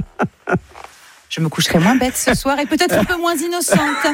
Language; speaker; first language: French; native; French